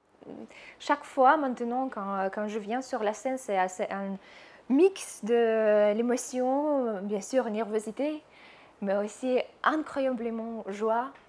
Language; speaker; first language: French; non-native, fluent; Russian